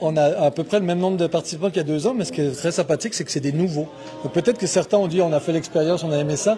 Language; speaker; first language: French; native; French